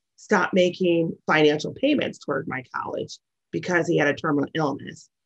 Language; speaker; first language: English; native; English